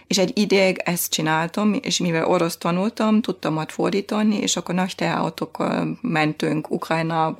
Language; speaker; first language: Hungarian; non-native, fluent; German